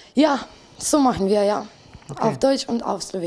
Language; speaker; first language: German; non-native, fluent; Slovenian